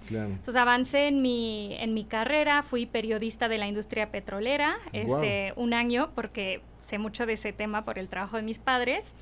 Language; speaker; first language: Spanish; early bilingual, heritage; Spanish